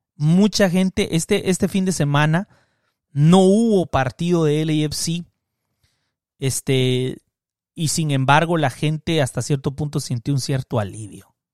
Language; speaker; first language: Spanish; native; Spanish